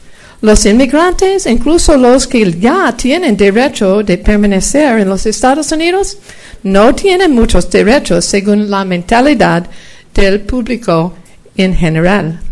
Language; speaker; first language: Spanish; non-native, fluent; English